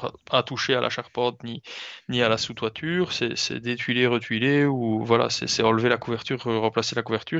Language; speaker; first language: French; native; French